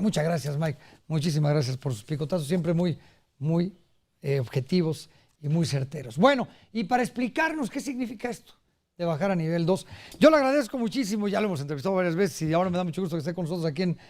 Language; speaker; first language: Spanish; native; Spanish